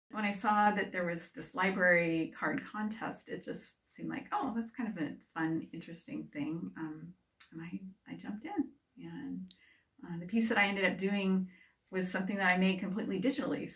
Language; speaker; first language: English; native; English